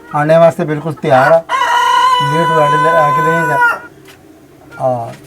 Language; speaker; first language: Hindi; non-native, local second language; Punjabi